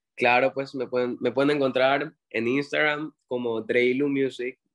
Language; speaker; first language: Spanish; native; Spanish